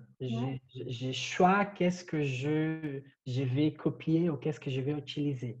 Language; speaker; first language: French; non-native, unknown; Portuguese